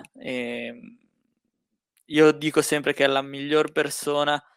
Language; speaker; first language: Italian; native; Italian